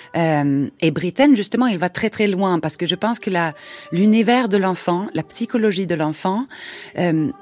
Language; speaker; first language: French; non-native, fluent; Swedish